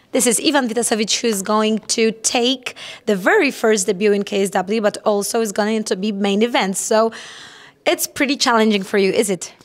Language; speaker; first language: English; non-native, fluent; Polish